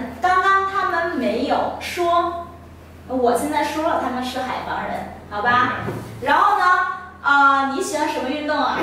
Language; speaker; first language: Chinese; non-native, fluent; Vietnamese